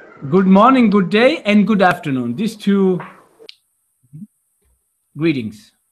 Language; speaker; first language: English; non-native, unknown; Italian